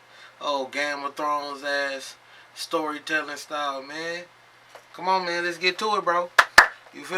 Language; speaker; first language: English; native; English